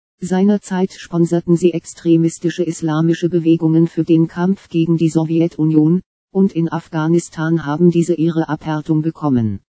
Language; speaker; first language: German; native; German